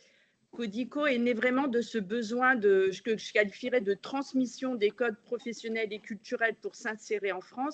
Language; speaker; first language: French; native; French